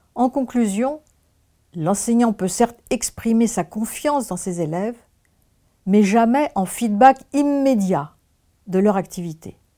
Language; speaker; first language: French; native; French